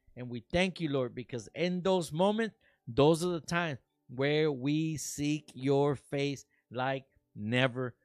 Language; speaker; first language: English; early bilingual, other home language; Spanish